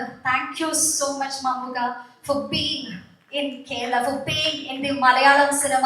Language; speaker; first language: Malayalam; native; Malayalam